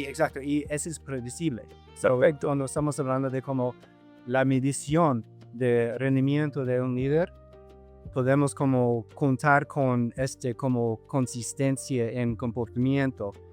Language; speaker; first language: Spanish; non-native, fluent; English